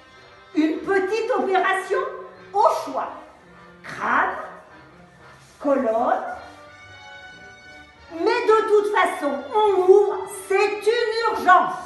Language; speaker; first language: French; native; French